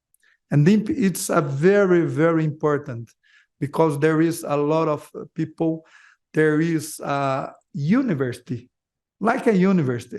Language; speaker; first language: English; non-native, learner; Portuguese